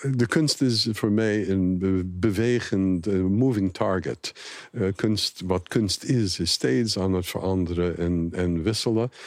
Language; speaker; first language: Dutch; non-native, fluent; English